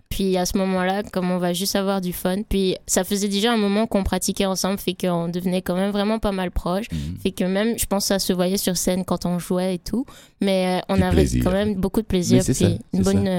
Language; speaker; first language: French; native; French